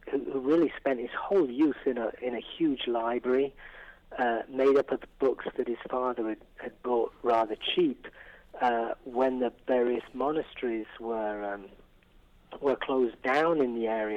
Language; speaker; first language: English; native; English